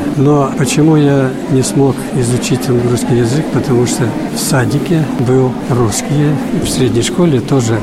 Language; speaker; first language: Russian; non-native, local second language; Udmurt